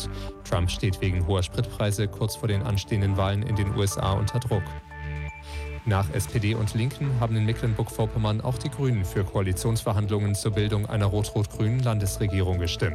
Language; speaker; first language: German; native; German